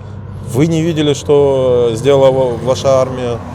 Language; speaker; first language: Russian; native; Russian